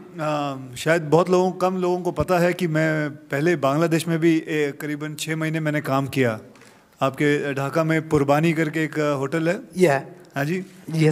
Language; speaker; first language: Hindi; native; Hindi